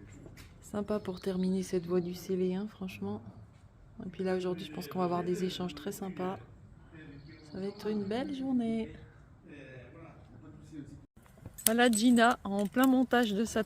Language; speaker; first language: French; native; French